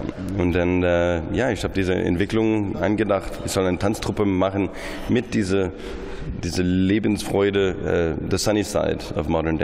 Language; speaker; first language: German; non-native, fluent; English